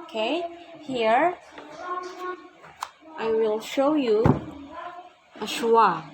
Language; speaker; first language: English; non-native, learner; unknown